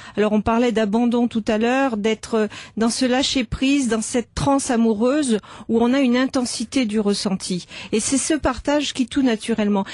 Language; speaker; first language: French; native; French